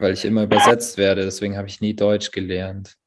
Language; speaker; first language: German; native; German